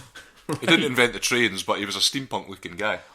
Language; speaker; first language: English; native; English